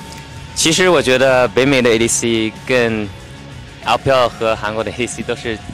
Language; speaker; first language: Chinese; early bilingual, heritage; Chinese